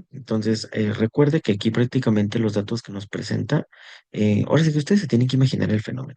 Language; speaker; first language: Spanish; native; Spanish